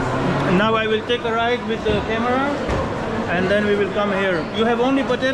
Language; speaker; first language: English; non-native, fluent; Pashto